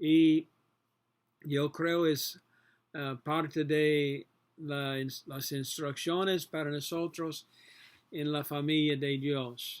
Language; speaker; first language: Spanish; non-native, learner; English